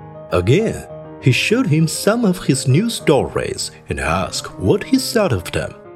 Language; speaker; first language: English; non-native, fluent; Chinese